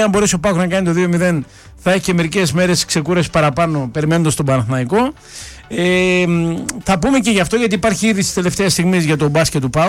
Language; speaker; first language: Greek; native; Greek